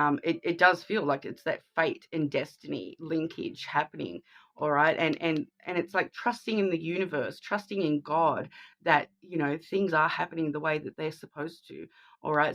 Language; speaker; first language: English; native; English